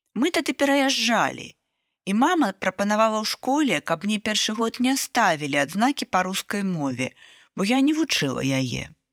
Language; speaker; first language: Belarusian; non-native, local second language; Russian